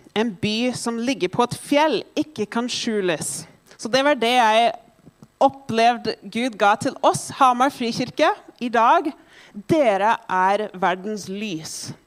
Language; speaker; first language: Norwegian; non-native, fluent; English